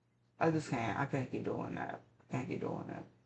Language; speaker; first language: English; native; English